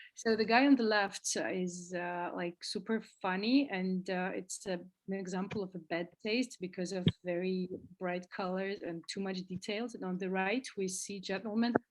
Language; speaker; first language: English; non-native, fluent; Georgian